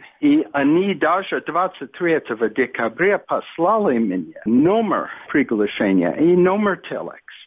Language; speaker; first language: Russian; non-native, fluent; English